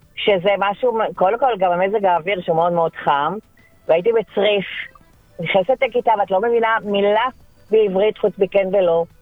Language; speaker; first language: Hebrew; early bilingual, other home language; French